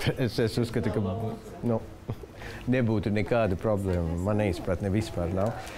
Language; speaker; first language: Latvian; non-native, fluent; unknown